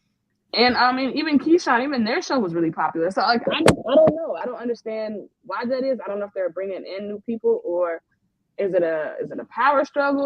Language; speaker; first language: English; native; English